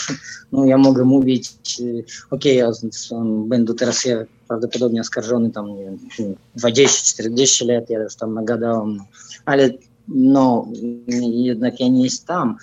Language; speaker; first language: Polish; non-native, fluent; Russian